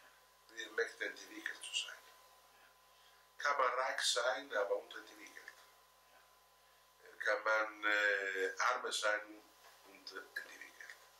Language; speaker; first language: German; non-native, fluent; Italian